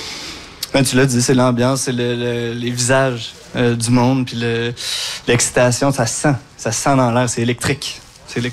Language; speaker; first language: French; native; French